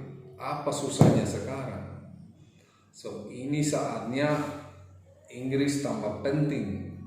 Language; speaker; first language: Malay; non-native, fluent; English